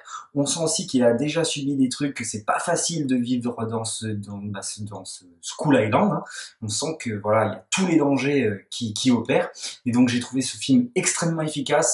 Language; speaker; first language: French; native; French